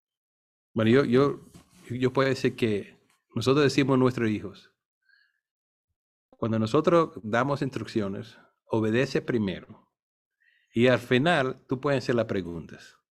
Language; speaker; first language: Spanish; non-native, fluent; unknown